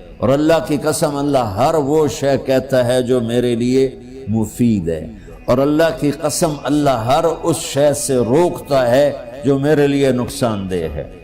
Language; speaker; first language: Urdu; non-native, local second language; Punjabi